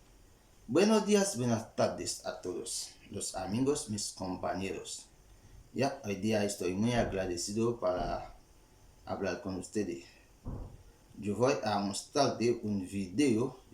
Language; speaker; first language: Spanish; non-native, learner; Haitian Creole